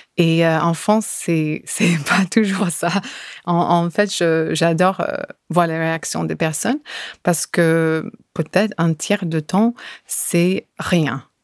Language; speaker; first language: French; non-native, fluent; English